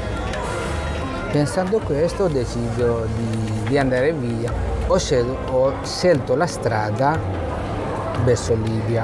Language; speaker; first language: Italian; non-native, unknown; Bangla